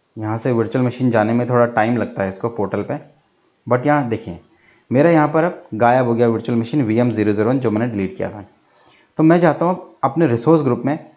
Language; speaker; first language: Hindi; native; Hindi